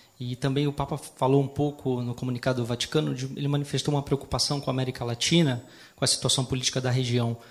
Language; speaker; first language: Portuguese; native; Portuguese